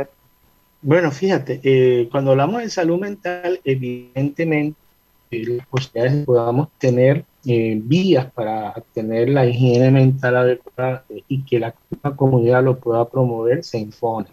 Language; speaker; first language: Spanish; native; Spanish